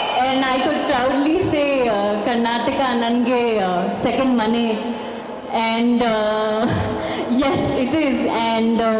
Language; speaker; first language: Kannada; non-native, learner; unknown